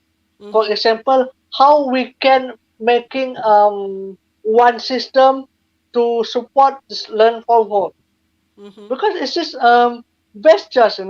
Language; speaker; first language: English; non-native, learner; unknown